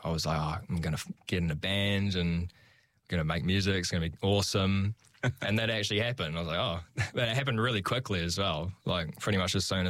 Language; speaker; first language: English; native; English